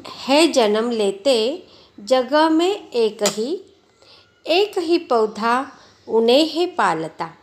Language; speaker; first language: Hindi; non-native, local second language; Marathi